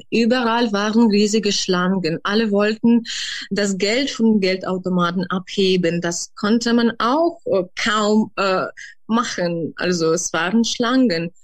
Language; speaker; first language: German; non-native, fluent; Ukrainian